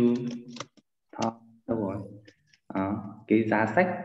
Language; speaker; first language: Vietnamese; native; Vietnamese